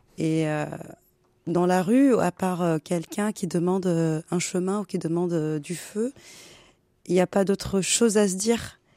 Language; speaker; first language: French; non-native, local second language; Arabic